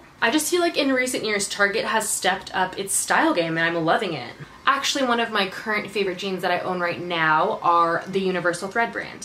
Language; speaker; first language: English; native; English